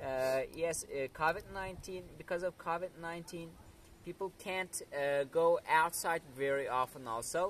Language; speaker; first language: English; non-native, learner; Turkish